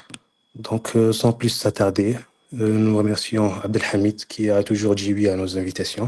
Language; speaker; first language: French; non-native, local second language; Arabic